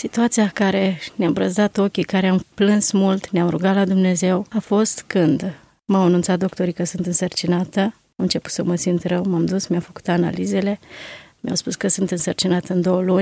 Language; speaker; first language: Romanian; native; Romanian